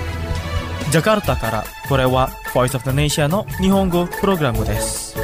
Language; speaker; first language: Japanese; non-native, fluent; Indonesian